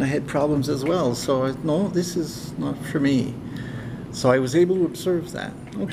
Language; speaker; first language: English; native; English